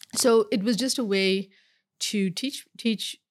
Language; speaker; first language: English; native; English